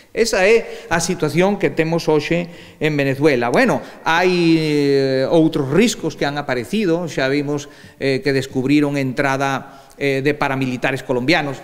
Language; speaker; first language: Galician; early bilingual, heritage; Galician